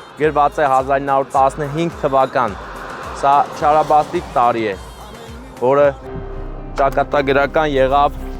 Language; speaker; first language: Armenian; native; Armenian